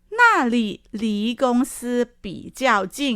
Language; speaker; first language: Chinese; non-native, fluent; Thai